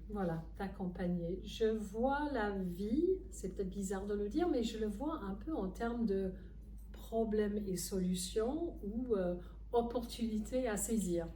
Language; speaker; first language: French; non-native, fluent; English